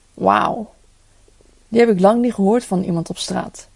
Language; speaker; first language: Dutch; early bilingual, other home language; Cantonese